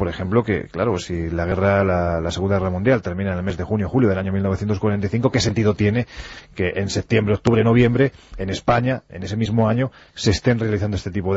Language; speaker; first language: Spanish; native; Spanish